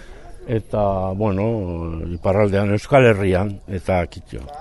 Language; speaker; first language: Basque; non-native, learner; Spanish